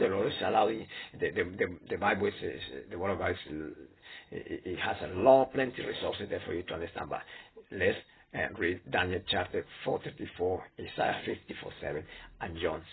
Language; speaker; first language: English; non-native, fluent; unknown